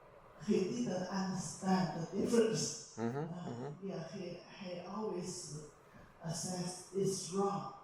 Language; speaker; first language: English; non-native, learner; Chinese